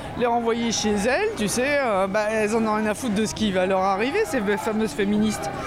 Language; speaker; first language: French; native; French